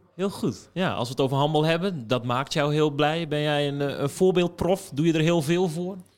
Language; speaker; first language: Dutch; native; Dutch